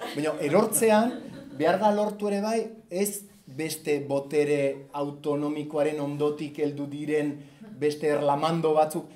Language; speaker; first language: Basque; native; Basque